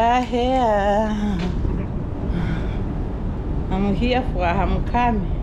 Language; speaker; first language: English; non-native, learner; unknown